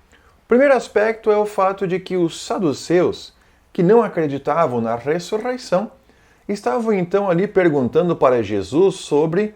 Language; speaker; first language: Portuguese; native; Portuguese